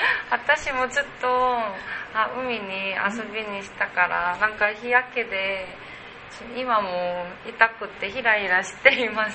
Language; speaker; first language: Japanese; non-native, learner; Korean